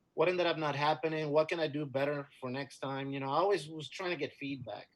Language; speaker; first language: English; non-native, fluent; Spanish